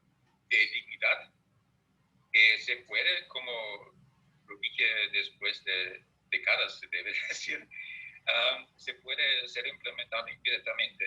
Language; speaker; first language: Spanish; non-native, fluent; German